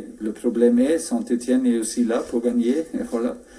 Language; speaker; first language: French; non-native, fluent; German